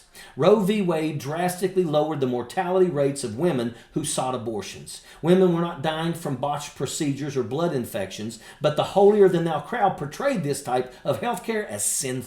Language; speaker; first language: English; native; English